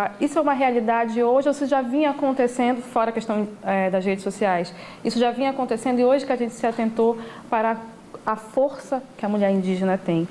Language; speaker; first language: Portuguese; native; Portuguese